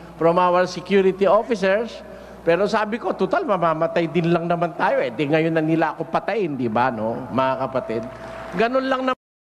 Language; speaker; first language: Filipino; native; Filipino